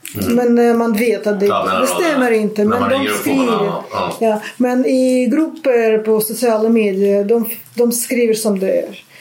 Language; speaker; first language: Swedish; non-native, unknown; Russian